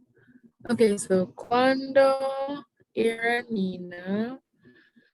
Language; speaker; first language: Spanish; non-native, learner; English